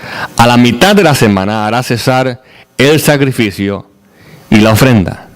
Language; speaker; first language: Spanish; native; Spanish